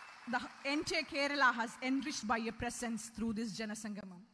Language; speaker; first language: English; non-native, local second language; Malayalam